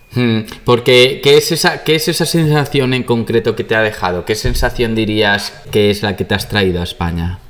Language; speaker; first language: Spanish; native; Spanish